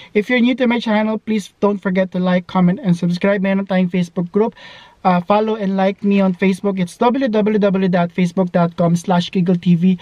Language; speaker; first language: English; non-native, local second language; Filipino